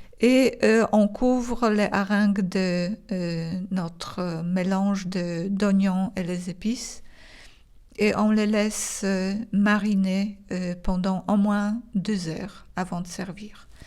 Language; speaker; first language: French; non-native, fluent; Polish